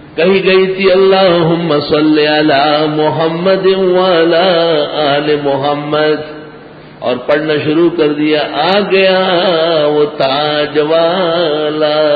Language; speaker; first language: Urdu; non-native, local second language; Pashto